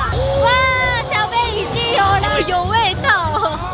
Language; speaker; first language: Chinese; early bilingual, heritage; Japanese